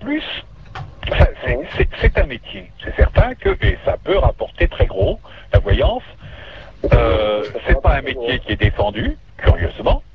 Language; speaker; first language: French; native; French